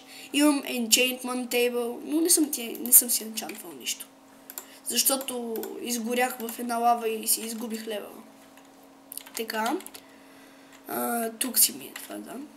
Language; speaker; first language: Bulgarian; native; Bulgarian